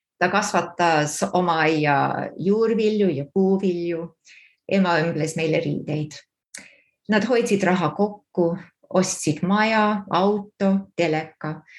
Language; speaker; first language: Estonian; early bilingual, heritage; Estonian